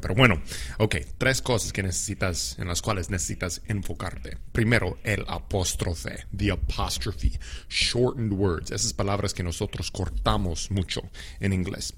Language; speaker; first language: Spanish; non-native, fluent; English